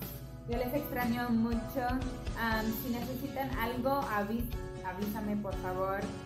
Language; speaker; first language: Spanish; non-native, fluent; English